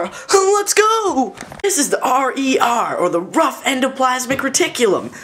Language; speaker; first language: English; native; English